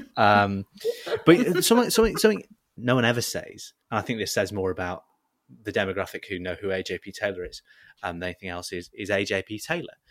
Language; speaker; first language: English; native; English